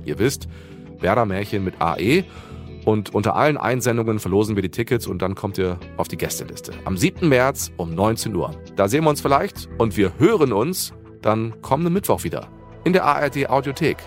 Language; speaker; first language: German; native; German